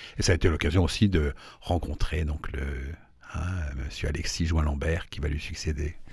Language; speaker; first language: French; native; French